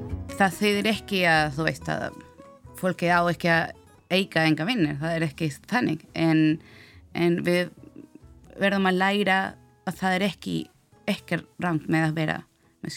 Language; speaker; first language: Icelandic; non-native, learner; Spanish